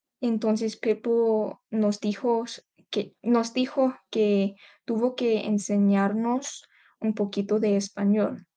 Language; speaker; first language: Spanish; non-native, learner; English